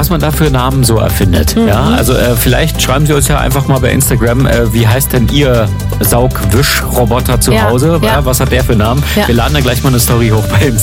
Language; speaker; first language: German; native; German